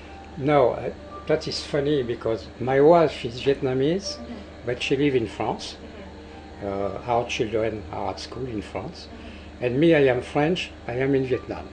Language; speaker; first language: English; non-native, learner; French